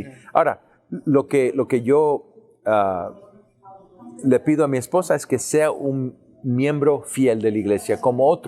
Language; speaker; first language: Spanish; early bilingual, heritage; English